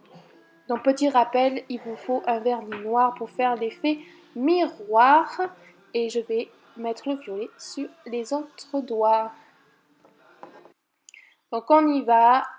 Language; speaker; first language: French; native; French